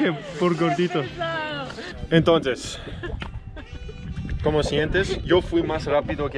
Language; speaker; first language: Spanish; non-native, learner; English